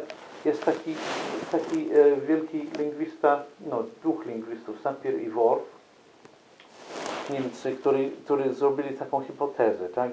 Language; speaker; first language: Polish; non-native, fluent; English